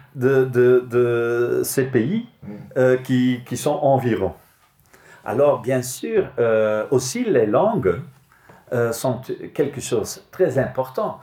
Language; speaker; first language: French; non-native, local second language; Dutch